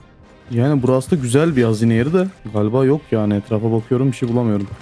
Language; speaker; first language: Turkish; native; Turkish